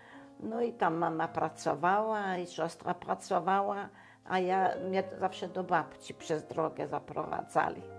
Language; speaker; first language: Polish; non-native, local second language; German